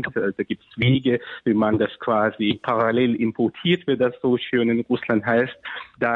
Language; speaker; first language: German; non-native, fluent; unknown